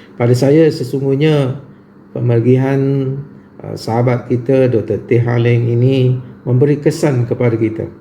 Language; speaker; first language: Malay; native; Malay